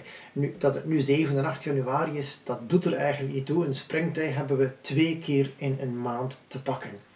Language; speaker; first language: Dutch; native; Dutch